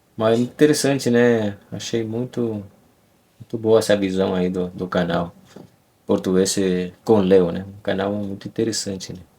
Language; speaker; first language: Portuguese; non-native, fluent; Spanish